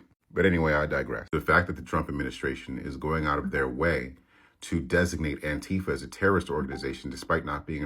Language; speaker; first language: English; native; English